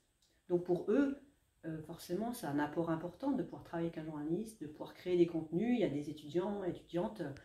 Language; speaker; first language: French; native; French